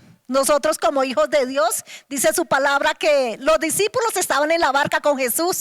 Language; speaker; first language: Spanish; native; Spanish